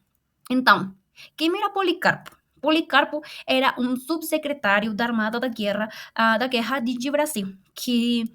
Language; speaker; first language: Portuguese; non-native, fluent; Spanish